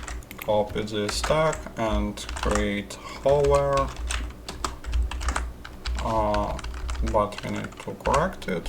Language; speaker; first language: English; non-native, fluent; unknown